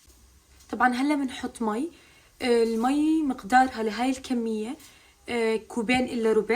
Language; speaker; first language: Arabic; native; Arabic